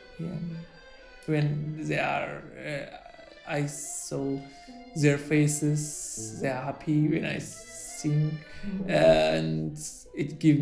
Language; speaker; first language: English; non-native, learner; Arabic